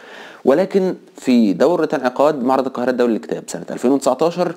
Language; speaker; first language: Arabic; native; Arabic